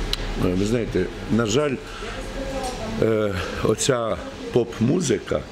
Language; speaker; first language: Russian; non-native, local second language; Ukrainian